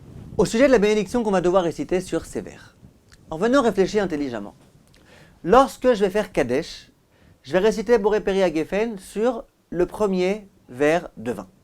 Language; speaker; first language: French; native; French